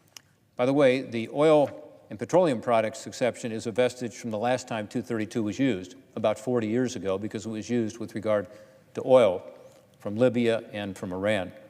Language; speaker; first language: English; native; English